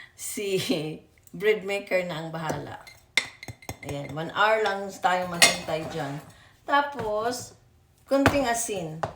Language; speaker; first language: Filipino; non-native, local second language; Cebuano